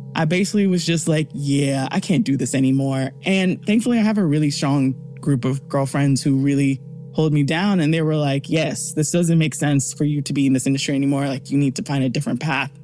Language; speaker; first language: English; early bilingual, other home language; Yoruba